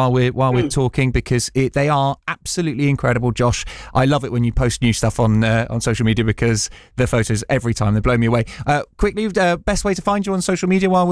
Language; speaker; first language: English; native; English